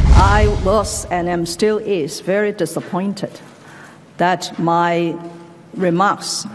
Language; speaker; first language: English; non-native, local second language; Cantonese